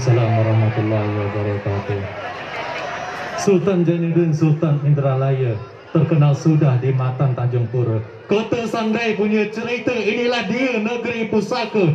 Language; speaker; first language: Indonesian; native; Indonesian